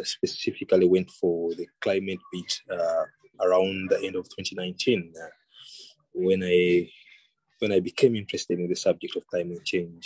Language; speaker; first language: English; non-native, local second language; Ganda